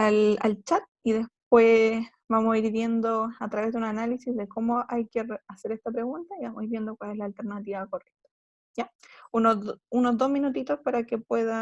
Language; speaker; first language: Spanish; native; Spanish